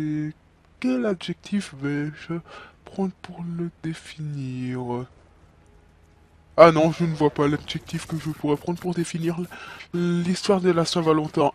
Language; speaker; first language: French; native; French